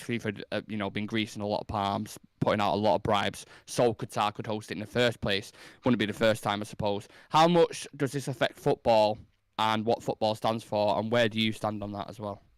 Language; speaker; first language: English; native; English